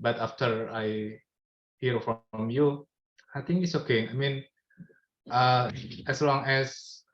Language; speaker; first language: English; non-native, learner; Indonesian